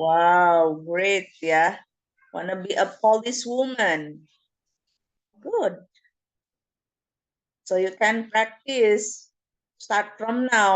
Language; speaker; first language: English; non-native, fluent; Indonesian